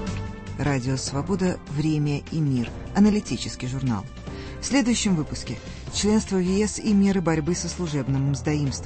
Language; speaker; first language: Russian; native; Russian